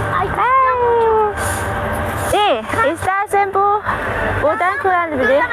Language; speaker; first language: Turkish; non-native, learner; Thai